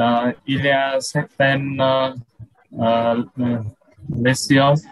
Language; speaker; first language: French; non-native, learner; Vietnamese